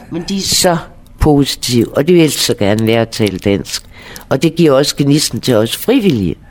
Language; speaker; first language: Danish; native; Danish